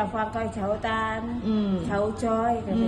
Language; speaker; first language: Cantonese; non-native, learner; Indonesian